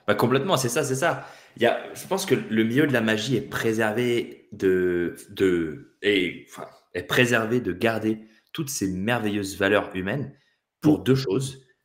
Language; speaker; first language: French; native; French